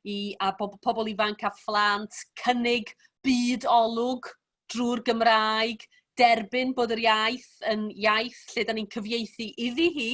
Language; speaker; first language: Welsh; native; Welsh